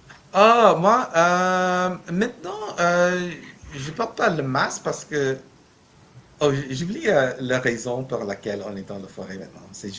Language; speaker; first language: French; non-native, learner; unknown